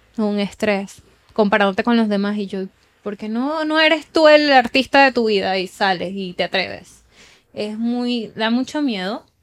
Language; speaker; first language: Spanish; native; Spanish